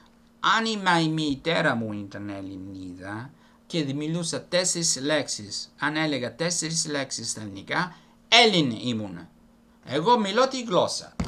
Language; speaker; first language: Greek; non-native, fluent; Italian